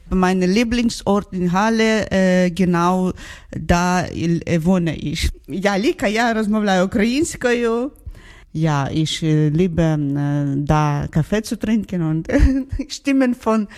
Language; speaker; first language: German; non-native, learner; Ukrainian